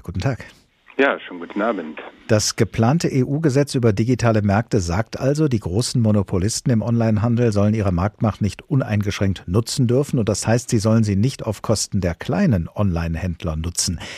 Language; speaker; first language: German; native; German